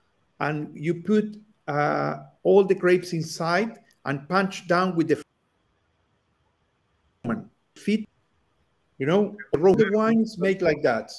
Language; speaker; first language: English; non-native, learner; Spanish